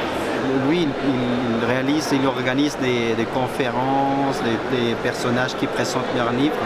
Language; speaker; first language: French; non-native, fluent; Spanish